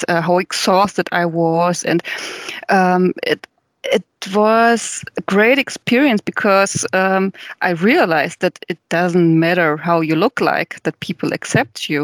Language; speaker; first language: English; non-native, fluent; German